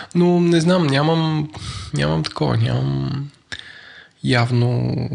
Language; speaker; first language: Bulgarian; native; Bulgarian